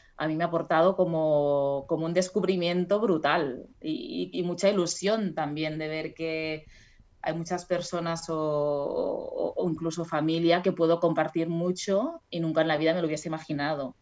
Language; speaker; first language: Spanish; non-native, local second language; Catalan